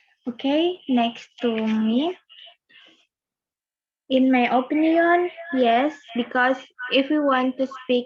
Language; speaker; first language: English; non-native, learner; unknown